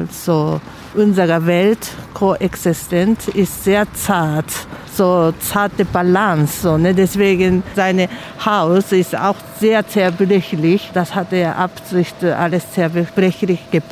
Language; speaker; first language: German; non-native, learner; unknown